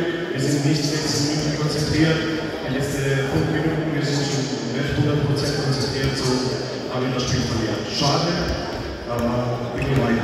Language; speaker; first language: German; non-native, learner; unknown